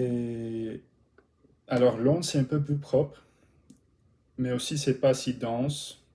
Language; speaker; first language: French; non-native, learner; English